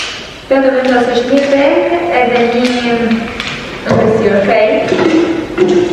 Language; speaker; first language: Albanian; early bilingual, heritage; Albanian